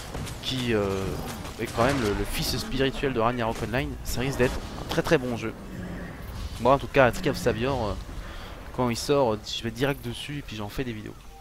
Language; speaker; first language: French; native; French